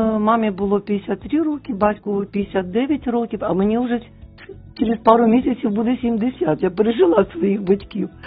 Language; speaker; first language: Ukrainian; non-native, local second language; Russian